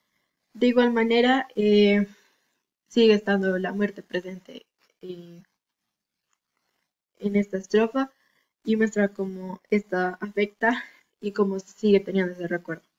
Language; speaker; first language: Spanish; native; Spanish